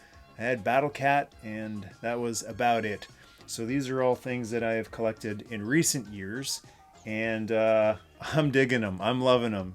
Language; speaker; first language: English; native; English